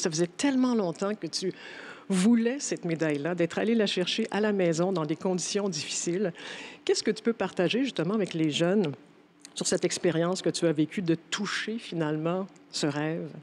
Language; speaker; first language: French; native; French